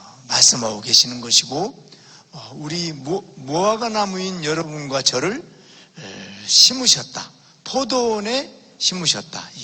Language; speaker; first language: Korean; native; Korean